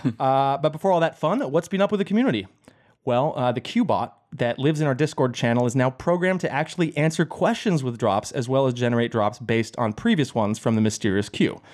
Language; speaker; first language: English; native; English